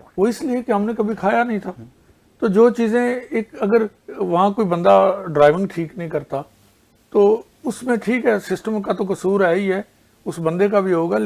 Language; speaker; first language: Urdu; non-native, local second language; Punjabi